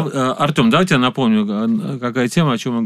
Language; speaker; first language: Russian; native; Russian